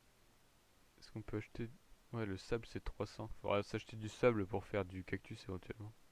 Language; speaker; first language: French; native; French